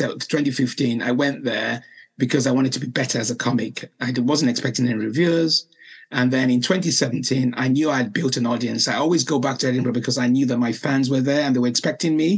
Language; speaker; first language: English; non-native, local second language; Yoruba